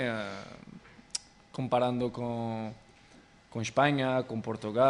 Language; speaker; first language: Spanish; non-native, fluent; Portuguese